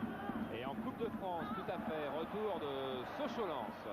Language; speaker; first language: French; native; French